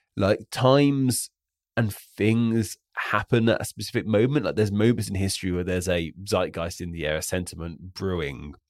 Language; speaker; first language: English; native; English